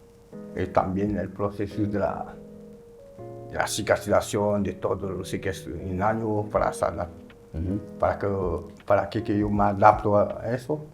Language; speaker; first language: Spanish; non-native, learner; French